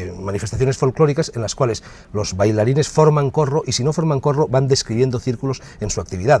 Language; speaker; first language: Spanish; native; Spanish